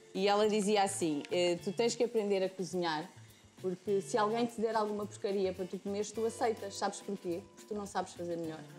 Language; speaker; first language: Portuguese; native; Portuguese